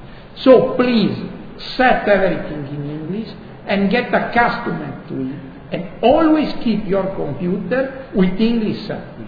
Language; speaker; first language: English; non-native, fluent; Italian